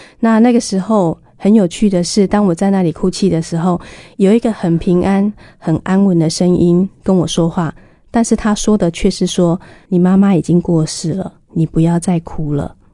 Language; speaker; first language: Chinese; native; Chinese